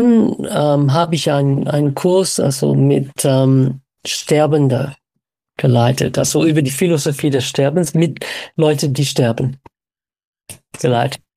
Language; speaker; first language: German; non-native, fluent; English